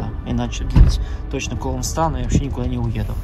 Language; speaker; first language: Russian; native; Russian